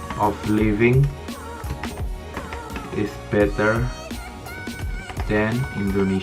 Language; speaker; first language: English; non-native, learner; Indonesian